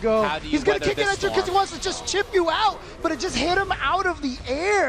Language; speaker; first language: English; native; English